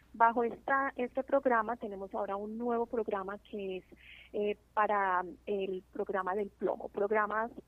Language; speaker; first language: Spanish; native; Spanish